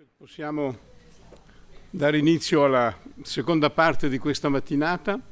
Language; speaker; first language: Italian; native; Italian